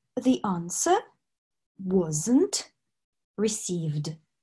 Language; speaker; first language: English; non-native, fluent; Russian